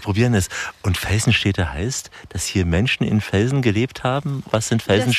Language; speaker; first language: German; native; German